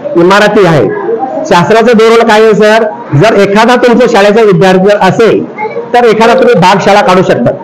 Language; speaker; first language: Marathi; non-native, local second language; Kannada